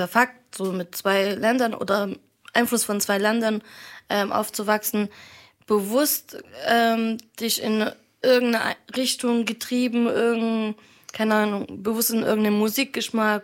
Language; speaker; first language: German; early bilingual, other home language; Arabic